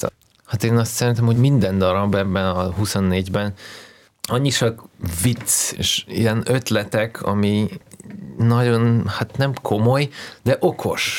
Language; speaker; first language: Hungarian; non-native, fluent; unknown